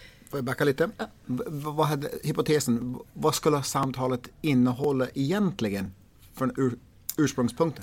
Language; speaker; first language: Swedish; non-native, fluent; English